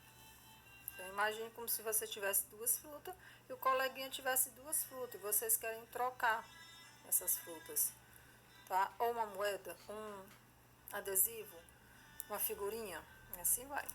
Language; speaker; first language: Portuguese; native; Portuguese